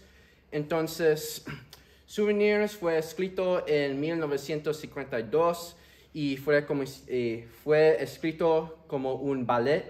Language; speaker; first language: Spanish; early bilingual, heritage; Spanish